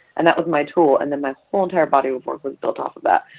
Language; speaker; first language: English; early bilingual, other home language; Polish